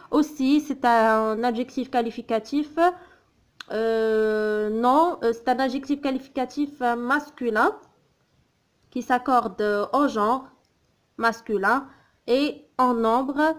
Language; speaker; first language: French; non-native, local second language; Arabic